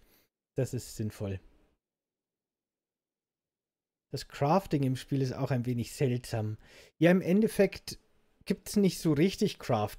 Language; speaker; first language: German; native; German